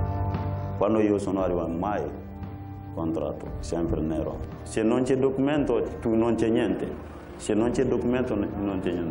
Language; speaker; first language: Italian; non-native, learner; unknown